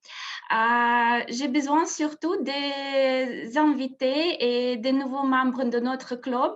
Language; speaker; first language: French; non-native, fluent; Russian